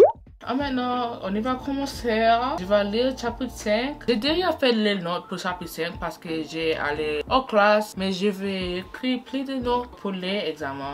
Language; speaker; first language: French; non-native, learner; English